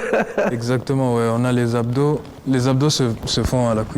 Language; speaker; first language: French; non-native, local second language; Kinyarwanda